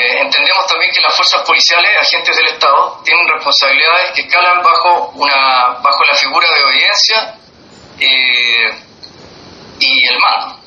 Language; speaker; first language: Spanish; native; Spanish